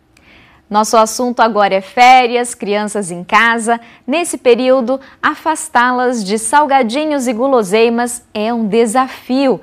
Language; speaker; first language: Portuguese; native; Portuguese